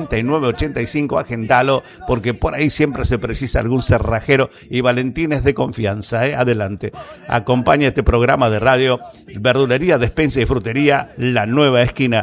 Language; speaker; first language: Spanish; native; Spanish